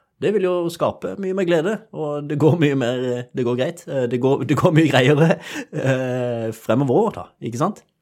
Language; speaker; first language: Norwegian; native; Norwegian